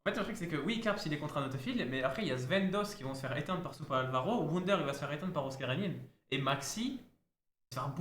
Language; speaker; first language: French; native; French